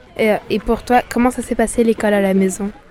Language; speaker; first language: French; native; French